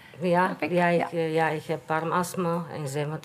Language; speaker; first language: Dutch; non-native, learner; Bulgarian